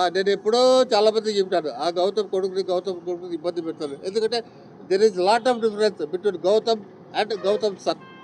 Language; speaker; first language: Telugu; native; Telugu